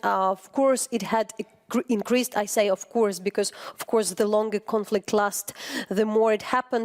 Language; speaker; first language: English; non-native, fluent; Ukrainian